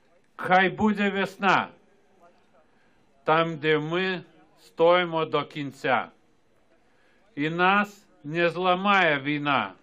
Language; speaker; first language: Ukrainian; non-native, fluent; Lithuanian